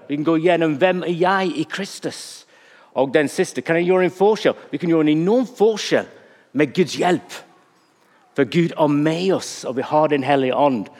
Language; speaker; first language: Norwegian; non-native, fluent; English